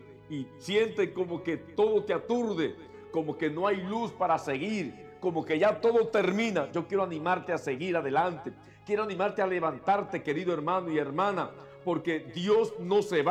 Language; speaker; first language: Spanish; native; Spanish